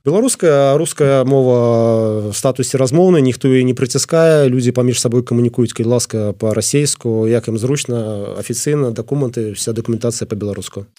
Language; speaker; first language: Belarusian; non-native, local second language; Russian